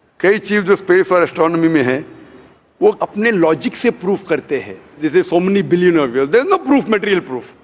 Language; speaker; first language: Hindi; non-native, local second language; Konkani